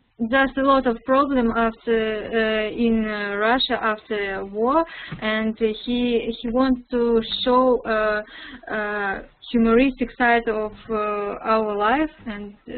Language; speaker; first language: English; non-native, learner; Russian